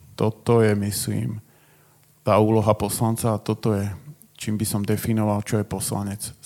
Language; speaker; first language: Slovak; native; Slovak